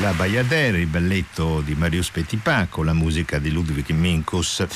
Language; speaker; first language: Italian; native; Italian